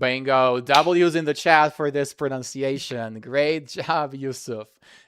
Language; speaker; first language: English; non-native, fluent; Serbian